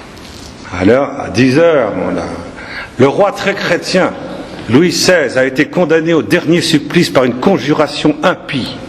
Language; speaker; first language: French; native; French